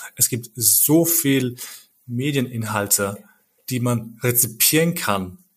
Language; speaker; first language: German; early bilingual, other home language; Albanian